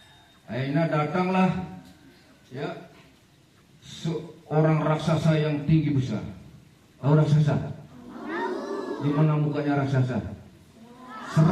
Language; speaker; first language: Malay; non-native, local second language; Balinese